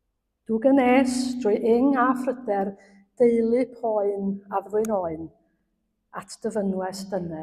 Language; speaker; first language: Welsh; native; Welsh